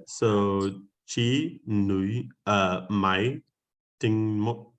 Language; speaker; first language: Vietnamese; non-native, learner; English